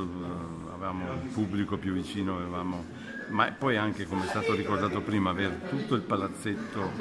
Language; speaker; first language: Italian; native; Italian